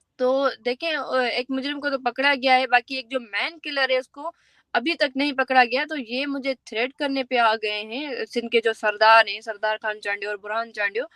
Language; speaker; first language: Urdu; non-native, local second language; Sindhi